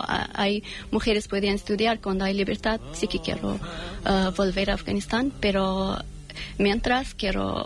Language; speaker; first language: Spanish; non-native, fluent; Persian